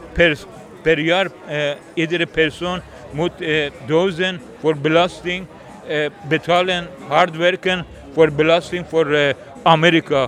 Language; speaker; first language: Dutch; non-native, learner; Persian